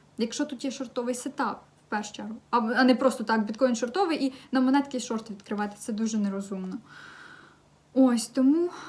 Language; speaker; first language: Ukrainian; non-native, local second language; Russian